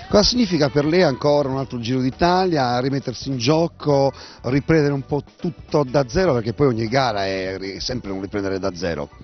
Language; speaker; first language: Italian; native; Italian